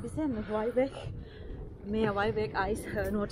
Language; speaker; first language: German; non-native, learner; Thai